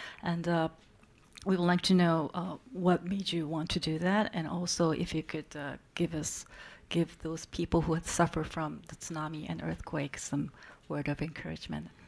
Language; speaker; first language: English; non-native, fluent; Japanese